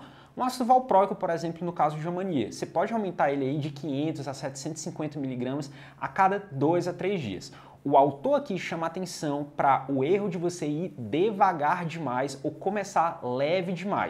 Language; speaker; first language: Portuguese; native; Portuguese